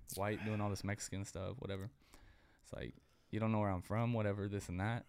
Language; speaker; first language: English; native; English